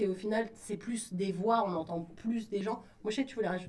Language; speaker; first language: French; native; French